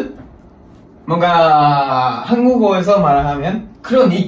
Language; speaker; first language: Korean; non-native, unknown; Japanese